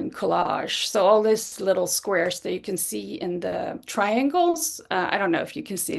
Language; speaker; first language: English; non-native, fluent; Swedish